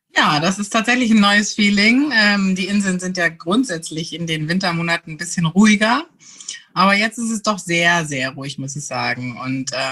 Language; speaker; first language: German; native; German